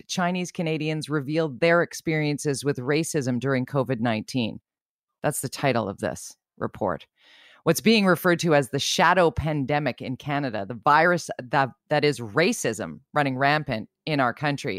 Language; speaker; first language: English; native; English